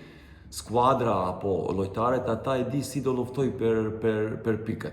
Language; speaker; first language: Albanian; non-native, fluent; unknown